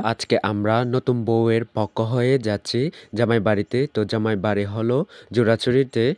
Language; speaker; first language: Bangla; non-native, local second language; Chakma